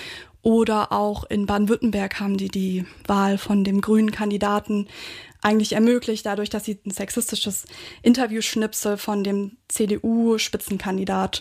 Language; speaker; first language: German; native; German